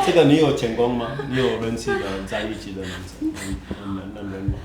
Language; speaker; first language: Chinese; non-native, fluent; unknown